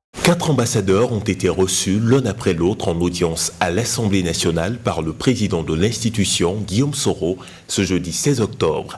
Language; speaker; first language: French; native; French